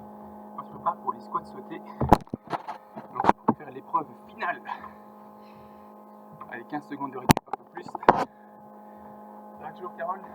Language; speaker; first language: French; native; French